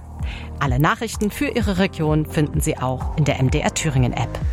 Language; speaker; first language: German; native; German